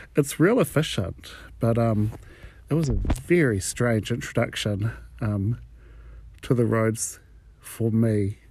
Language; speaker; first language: English; native; English